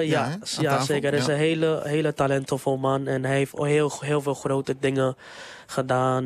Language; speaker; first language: Dutch; non-native, local second language; English